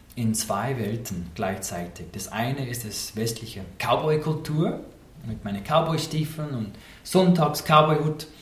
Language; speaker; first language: German; non-native, fluent; English